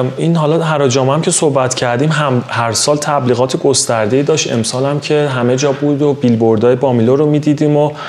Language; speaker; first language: Persian; native; Persian